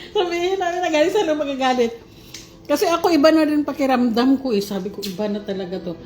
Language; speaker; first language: Filipino; non-native, local second language; Hiligaynon